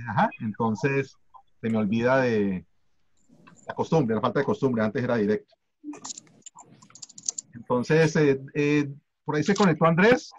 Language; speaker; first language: Spanish; native; Spanish